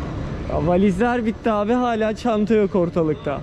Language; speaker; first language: Turkish; native; Turkish